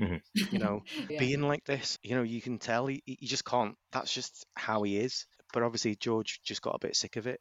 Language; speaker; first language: English; native; English